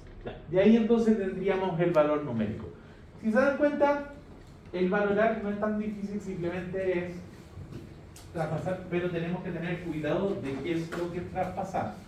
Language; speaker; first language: Spanish; native; Spanish